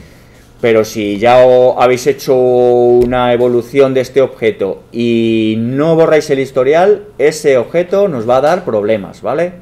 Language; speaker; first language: Spanish; native; Spanish